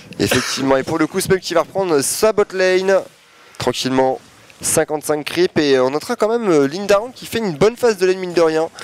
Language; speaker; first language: French; native; French